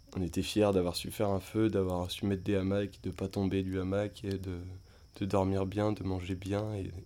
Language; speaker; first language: French; native; French